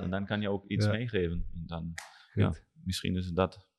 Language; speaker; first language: Dutch; non-native, learner; German